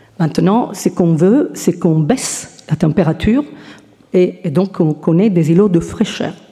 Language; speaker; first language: French; non-native, fluent; Italian